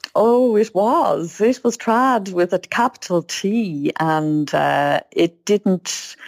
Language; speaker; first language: English; native; English